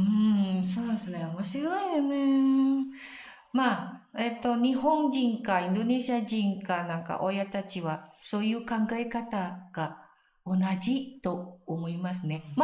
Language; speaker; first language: Japanese; non-native, learner; Indonesian